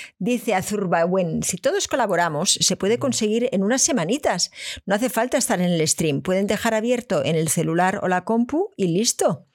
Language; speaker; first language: Spanish; native; Spanish